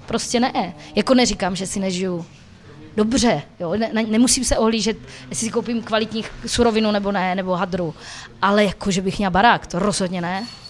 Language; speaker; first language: Czech; native; Czech